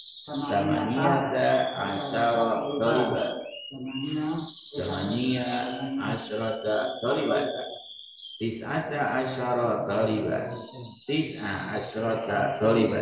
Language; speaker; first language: Arabic; non-native, learner; Indonesian